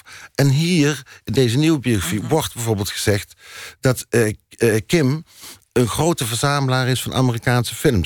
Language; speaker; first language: Dutch; native; Dutch